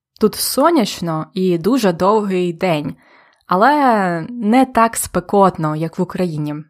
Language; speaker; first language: Ukrainian; native; Ukrainian